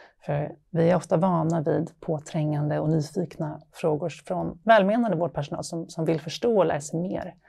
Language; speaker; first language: Swedish; native; Swedish